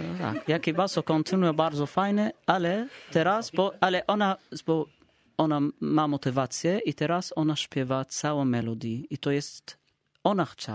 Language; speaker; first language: Polish; non-native, learner; Arabic